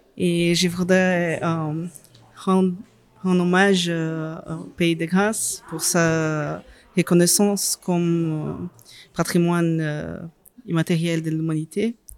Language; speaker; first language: French; non-native, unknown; Portuguese